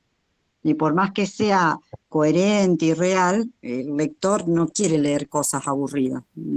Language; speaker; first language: Spanish; native; Spanish